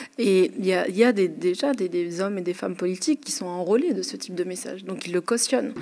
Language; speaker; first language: French; early bilingual, other home language; Arabic